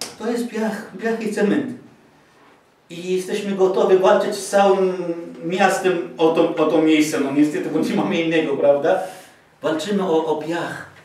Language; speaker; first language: Polish; non-native, fluent; Arabic